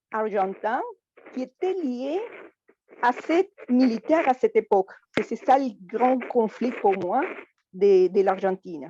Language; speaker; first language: French; non-native, fluent; Spanish